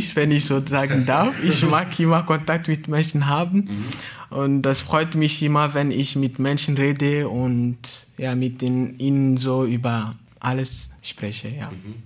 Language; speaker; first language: German; non-native, fluent; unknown